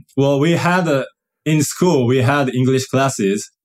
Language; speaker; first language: English; non-native, fluent; Japanese